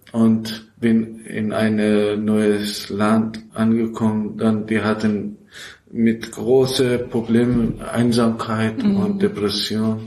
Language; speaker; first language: German; non-native, learner; Persian